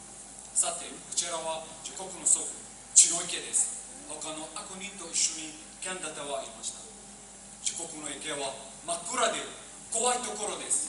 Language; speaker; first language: Japanese; non-native, learner; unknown